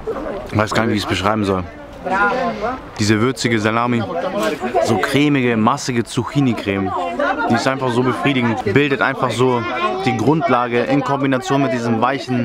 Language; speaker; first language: German; native; German